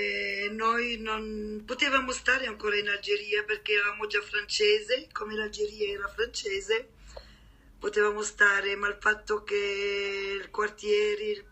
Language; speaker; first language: Italian; non-native, fluent; French